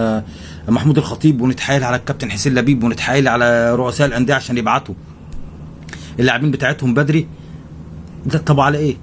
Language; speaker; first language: Arabic; native; Arabic